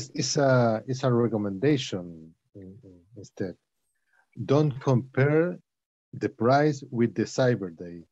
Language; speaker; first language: English; non-native, learner; Spanish